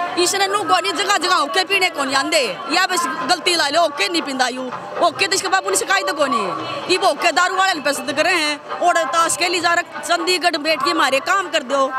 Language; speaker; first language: Hindi; native; Hindi